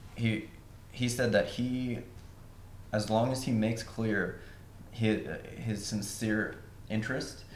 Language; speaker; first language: English; native; English